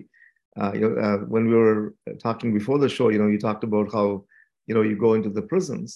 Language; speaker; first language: English; non-native, local second language; Tamil